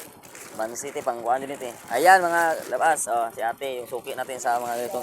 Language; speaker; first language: Filipino; non-native, local second language; Cebuano